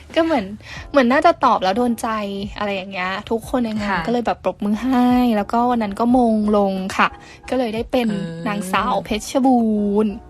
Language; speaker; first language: Thai; native; Thai